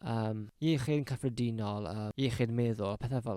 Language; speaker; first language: Welsh; non-native, local second language; English